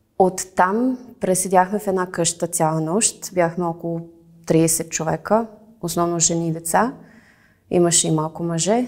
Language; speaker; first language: Bulgarian; early bilingual, heritage; Bulgarian